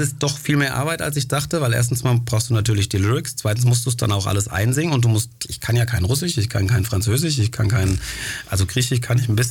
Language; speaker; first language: German; early bilingual, other home language; Greek